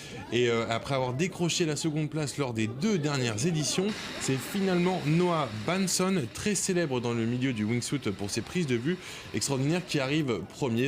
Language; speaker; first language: French; native; French